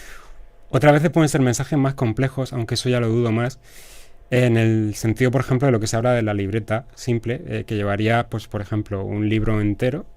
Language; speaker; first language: Spanish; native; Spanish